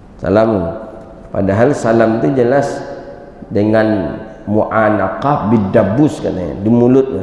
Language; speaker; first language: Malay; non-native, local second language; Minangkabau